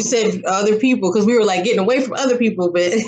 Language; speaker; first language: English; native; English